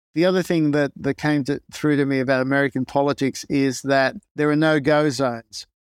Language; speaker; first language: English; non-native, local second language; Greek